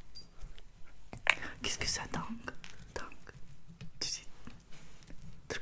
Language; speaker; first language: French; non-native, learner; Russian